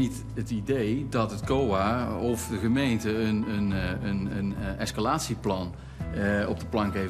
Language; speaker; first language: Dutch; native; Dutch